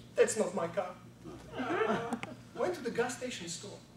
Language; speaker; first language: English; non-native, fluent; Bulgarian